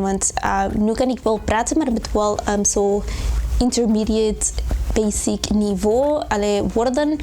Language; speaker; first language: Dutch; non-native, learner; Spanish